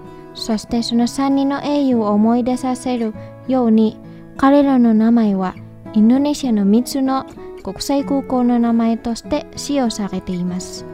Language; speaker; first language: Japanese; non-native, fluent; Indonesian